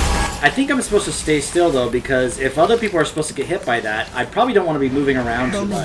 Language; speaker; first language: English; native; English